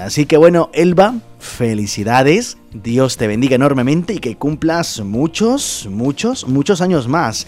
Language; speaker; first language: Spanish; native; Spanish